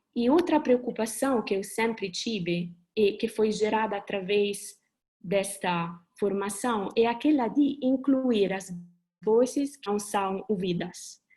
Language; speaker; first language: Portuguese; non-native, fluent; Italian